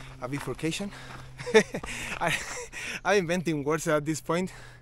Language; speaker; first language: English; non-native, fluent; Spanish